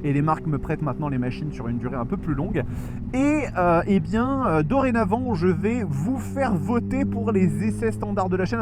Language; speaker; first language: French; native; French